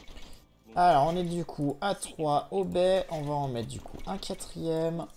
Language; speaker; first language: French; native; French